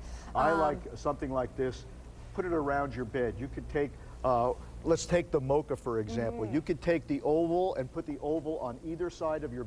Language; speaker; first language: English; native; English